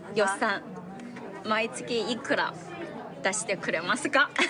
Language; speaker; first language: Japanese; non-native, fluent; Chinese